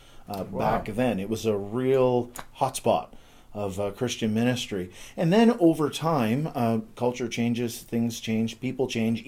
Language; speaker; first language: English; native; English